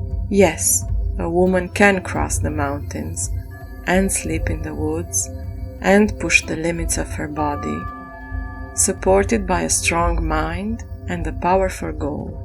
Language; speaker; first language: English; non-native, fluent; French